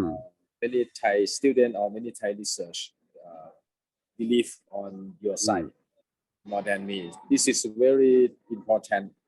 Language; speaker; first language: English; non-native, fluent; Thai